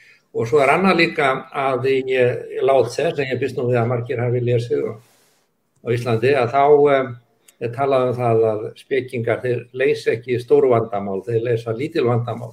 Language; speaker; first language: Icelandic; native; Icelandic